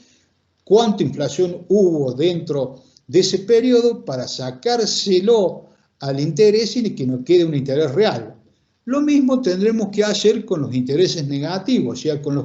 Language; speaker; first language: Spanish; native; Spanish